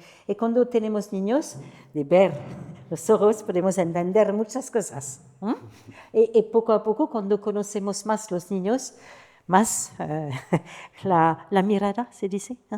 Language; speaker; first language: Spanish; non-native, fluent; French